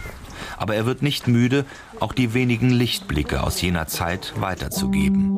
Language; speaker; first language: German; native; German